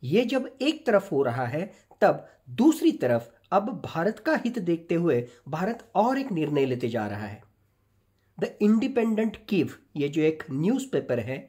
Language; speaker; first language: Hindi; non-native, local second language; Marathi